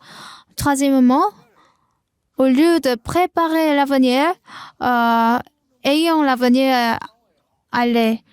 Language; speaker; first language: French; non-native, learner; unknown